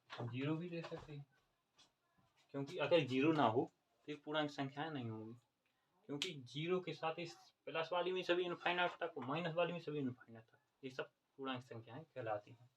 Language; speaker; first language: Hindi; native; Hindi